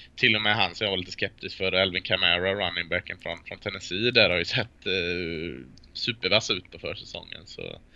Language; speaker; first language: Swedish; native; Swedish